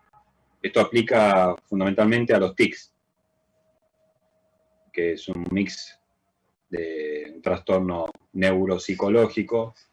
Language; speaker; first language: Spanish; native; Spanish